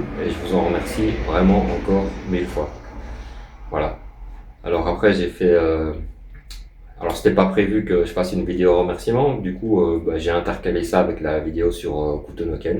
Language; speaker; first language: French; native; French